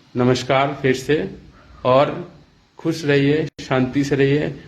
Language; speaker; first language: Hindi; non-native, local second language; Bangla